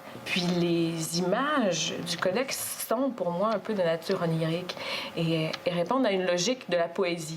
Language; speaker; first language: French; native; French